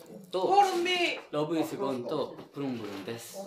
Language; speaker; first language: Japanese; non-native, learner; Korean